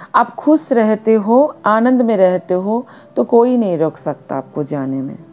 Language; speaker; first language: Hindi; non-native, local second language; Bangla